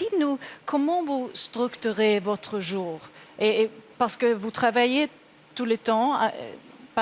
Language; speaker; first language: French; non-native, learner; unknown